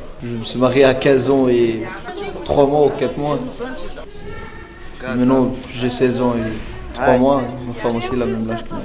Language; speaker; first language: French; early bilingual, other home language; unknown